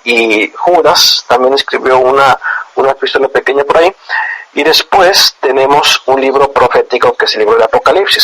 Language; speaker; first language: Spanish; native; Spanish